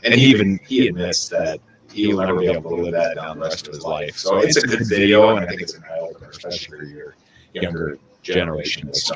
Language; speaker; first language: English; native; English